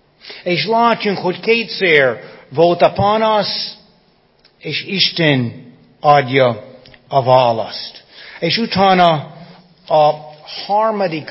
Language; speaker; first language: Hungarian; non-native, fluent; English